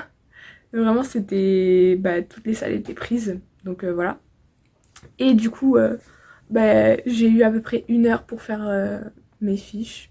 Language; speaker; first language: French; native; French